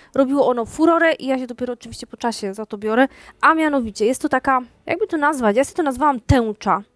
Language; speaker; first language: Polish; native; Polish